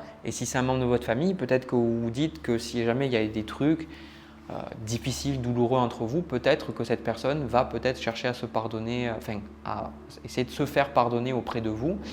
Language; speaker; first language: French; native; French